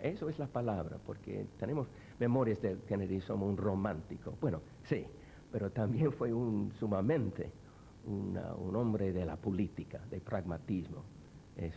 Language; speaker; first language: Spanish; non-native, fluent; English